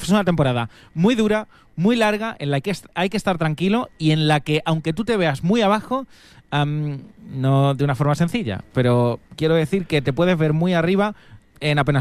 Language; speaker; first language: Spanish; native; Spanish